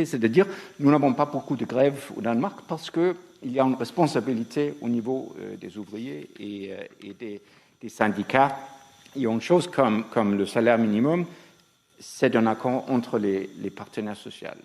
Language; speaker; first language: French; non-native, fluent; Danish